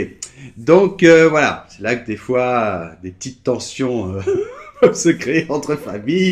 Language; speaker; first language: French; native; French